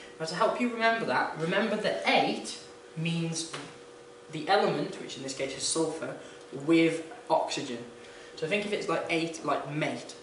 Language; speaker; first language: English; native; English